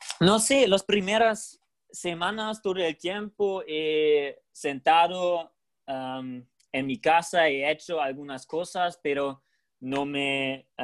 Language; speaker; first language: Spanish; non-native, learner; German